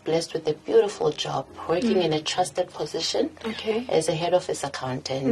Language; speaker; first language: English; non-native, local second language; Southern Sotho